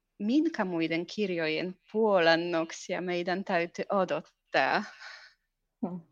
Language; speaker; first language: Finnish; non-native, fluent; Polish